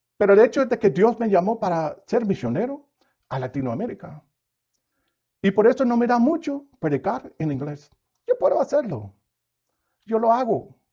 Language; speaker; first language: Spanish; non-native, fluent; English